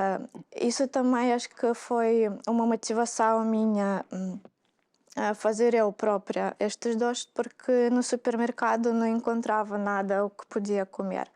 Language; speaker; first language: Portuguese; non-native, fluent; Russian